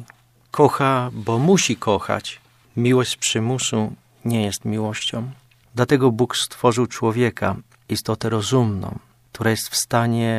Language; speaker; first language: Polish; native; Polish